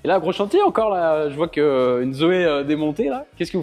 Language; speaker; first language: French; native; French